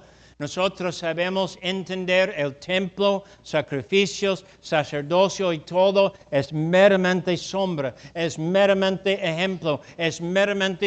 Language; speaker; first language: Spanish; non-native, fluent; English